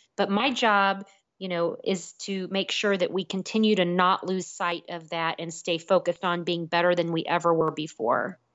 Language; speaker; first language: English; native; English